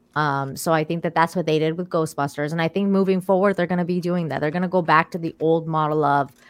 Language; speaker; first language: English; early bilingual, other home language; Persian